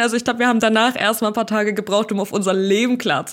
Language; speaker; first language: German; early bilingual, other home language; Russian